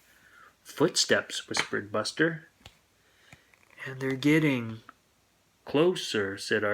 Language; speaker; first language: English; native; English